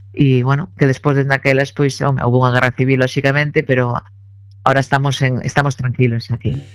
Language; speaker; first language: Galician; native; Galician